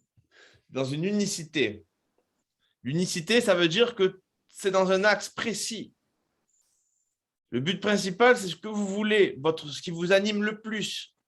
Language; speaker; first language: French; native; French